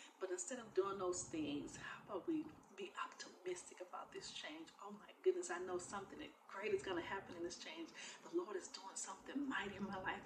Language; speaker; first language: English; native; English